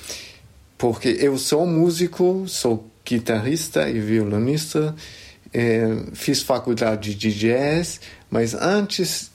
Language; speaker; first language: Portuguese; non-native, fluent; German